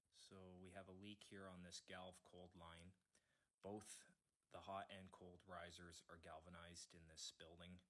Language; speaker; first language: English; native; English